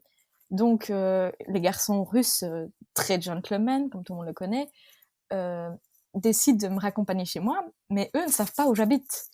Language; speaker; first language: French; native; French